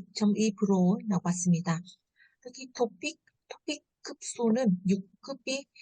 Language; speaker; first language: Korean; non-native, fluent; Vietnamese